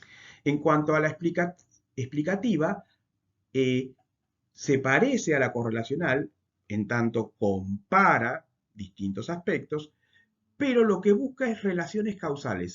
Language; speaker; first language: Spanish; native; Spanish